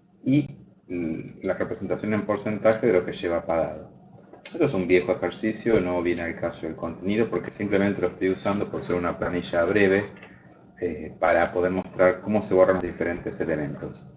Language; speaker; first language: Spanish; native; Spanish